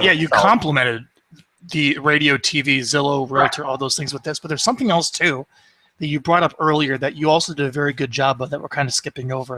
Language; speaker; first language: English; native; English